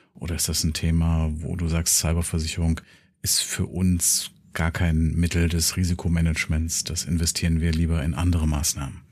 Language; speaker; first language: German; native; German